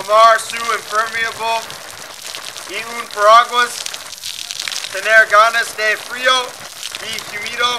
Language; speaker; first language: Spanish; non-native, learner; English